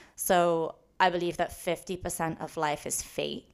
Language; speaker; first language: English; native; English